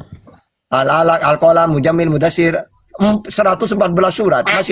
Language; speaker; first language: Indonesian; native; Indonesian